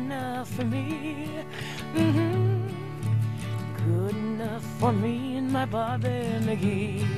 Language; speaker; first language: English; native; English